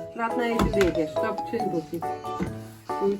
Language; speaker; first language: Dutch; native; Dutch